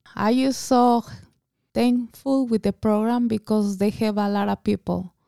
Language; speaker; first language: English; non-native, learner; Spanish